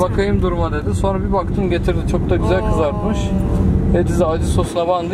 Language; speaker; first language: Turkish; native; Turkish